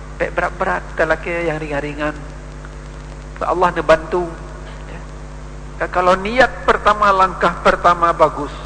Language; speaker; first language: Indonesian; non-native, local second language; Achinese